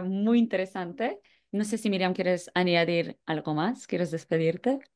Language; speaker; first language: Spanish; non-native, fluent; Polish